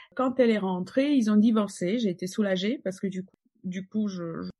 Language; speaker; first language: French; non-native, fluent; Polish